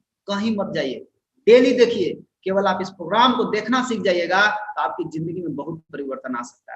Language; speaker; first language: Hindi; native; Hindi